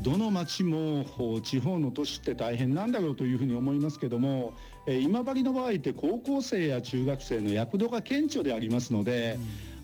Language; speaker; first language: Japanese; native; Japanese